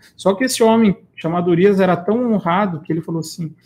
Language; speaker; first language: Portuguese; native; Portuguese